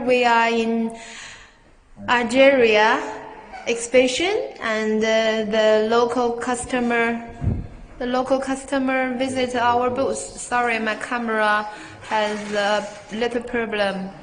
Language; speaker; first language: English; non-native, learner; Chinese